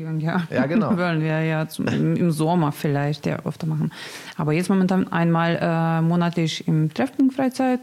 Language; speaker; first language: German; non-native, learner; Russian